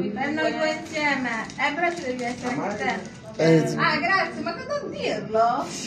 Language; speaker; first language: Italian; native; Italian